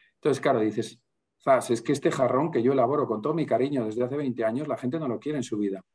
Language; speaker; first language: Spanish; native; Spanish